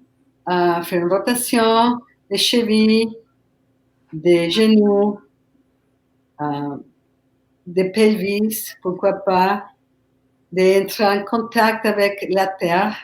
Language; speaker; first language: French; non-native, fluent; Spanish